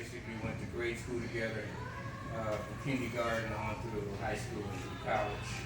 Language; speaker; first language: English; native; English